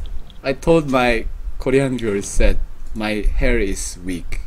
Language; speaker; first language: English; non-native, learner; Korean